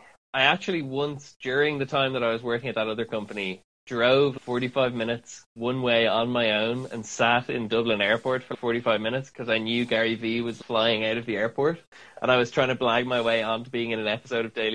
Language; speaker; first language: English; native; English